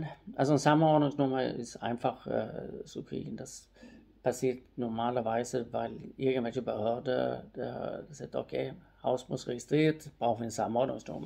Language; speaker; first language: German; non-native, fluent; Swedish